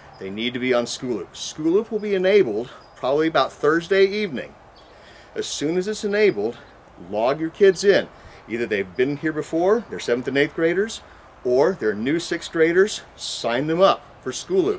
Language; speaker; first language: English; native; English